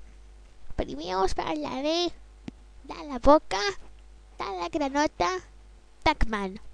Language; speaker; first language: Spanish; non-native, local second language; Catalan